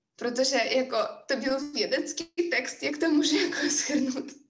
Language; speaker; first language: Czech; non-native, fluent; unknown